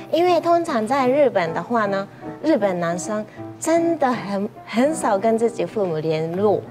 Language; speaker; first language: Chinese; non-native, fluent; Japanese